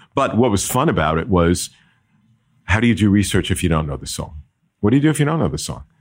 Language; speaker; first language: English; native; English